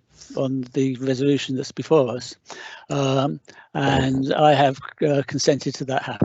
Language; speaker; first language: English; native; English